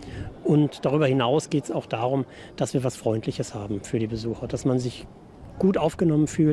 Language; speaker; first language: German; native; German